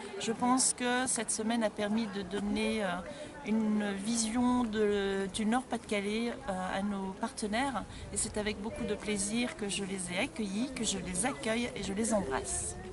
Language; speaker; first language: French; native; French